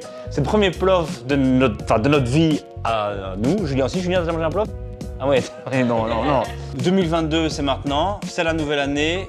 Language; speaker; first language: French; native; French